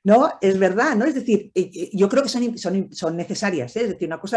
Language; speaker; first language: Spanish; native; Spanish